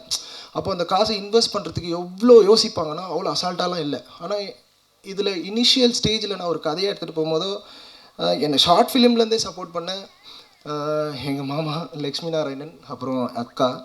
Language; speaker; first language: Tamil; native; Tamil